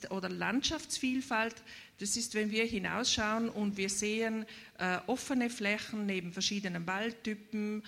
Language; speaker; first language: German; native; German